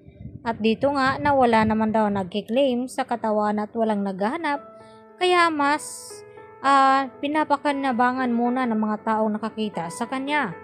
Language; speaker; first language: Filipino; native; Filipino